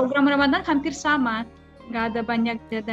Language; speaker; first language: Indonesian; non-native, fluent; Russian